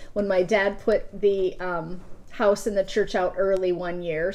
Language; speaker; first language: English; native; English